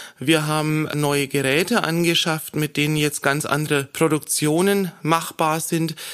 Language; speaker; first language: German; native; German